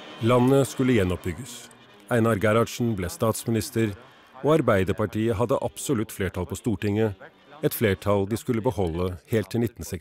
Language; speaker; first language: Norwegian; native; Norwegian